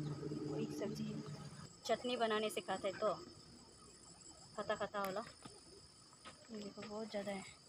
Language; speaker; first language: Hindi; non-native, local second language; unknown